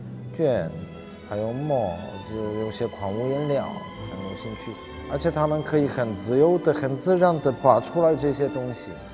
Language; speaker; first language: Chinese; non-native, fluent; Czech